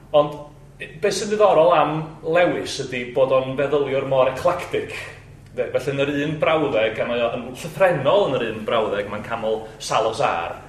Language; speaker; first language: Welsh; native; Welsh